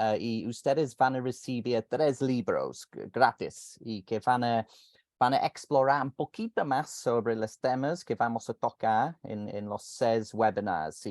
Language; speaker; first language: Spanish; non-native, fluent; English